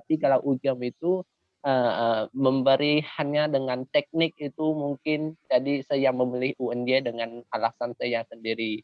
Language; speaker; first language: Indonesian; non-native, learner; Khmer